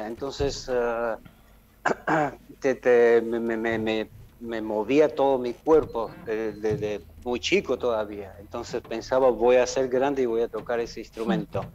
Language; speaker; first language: Spanish; non-native, fluent; Armenian